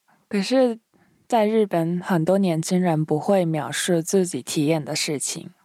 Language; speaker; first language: Chinese; non-native, fluent; Japanese